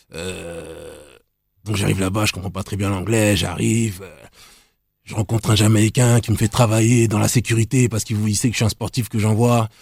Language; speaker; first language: French; native; French